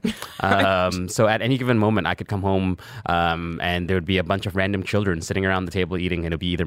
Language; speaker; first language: English; native; English